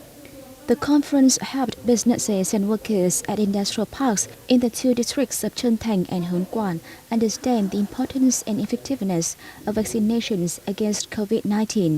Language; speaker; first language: English; non-native, fluent; Vietnamese